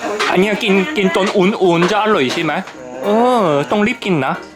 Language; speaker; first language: Thai; non-native, fluent; Korean